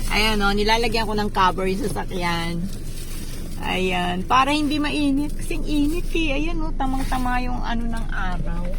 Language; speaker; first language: Filipino; native; Filipino